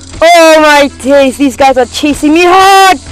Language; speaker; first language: English; native; English